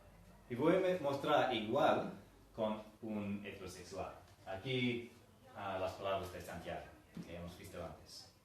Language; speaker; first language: Spanish; non-native, fluent; English